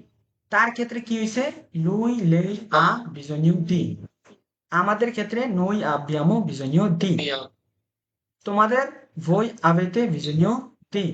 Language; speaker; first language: Italian; non-native, fluent; Bangla